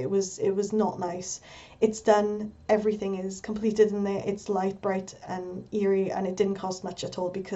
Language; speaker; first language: English; native; English